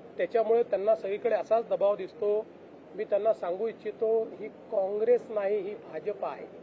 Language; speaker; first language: Marathi; native; Marathi